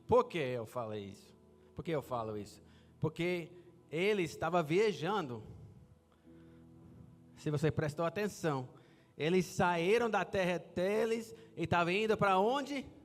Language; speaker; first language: Portuguese; non-native, fluent; English